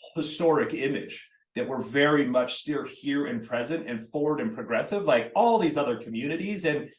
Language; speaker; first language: English; native; English